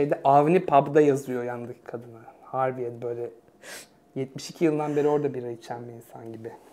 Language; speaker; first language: Turkish; native; Turkish